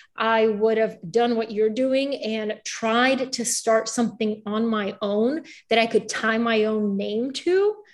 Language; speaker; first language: English; early bilingual, other home language; Bulgarian